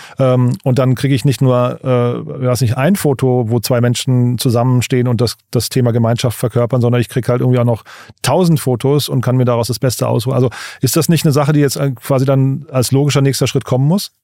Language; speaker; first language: German; native; German